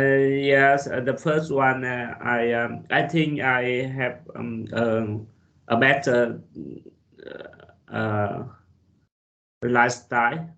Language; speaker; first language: English; non-native, learner; Vietnamese